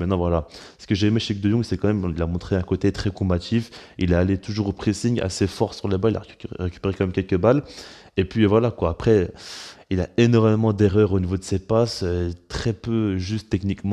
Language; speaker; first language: French; native; French